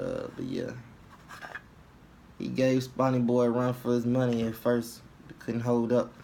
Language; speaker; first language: English; native; English